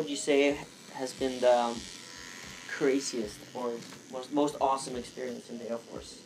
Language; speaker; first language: English; non-native, fluent; Danish